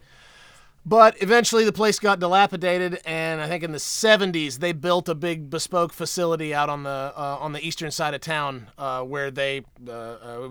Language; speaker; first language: English; native; English